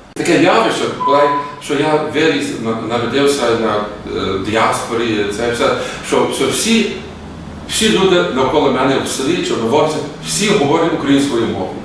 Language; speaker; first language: Ukrainian; early bilingual, heritage; Ukrainian